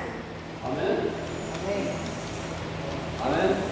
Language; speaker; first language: Spanish; non-native, learner; Korean